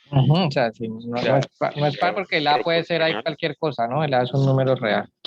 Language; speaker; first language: Spanish; native; Spanish